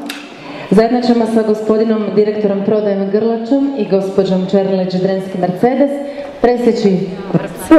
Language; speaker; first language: Croatian; native; Croatian